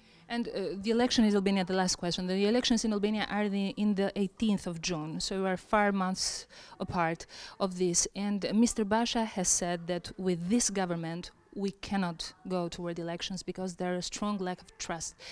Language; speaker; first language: English; non-native, fluent; Albanian